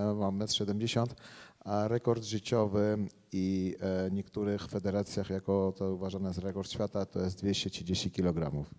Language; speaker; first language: Polish; non-native, fluent; Armenian